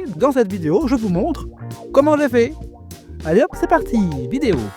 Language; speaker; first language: French; native; French